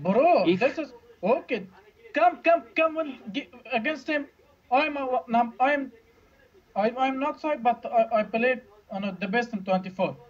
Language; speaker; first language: English; non-native, learner; Uzbek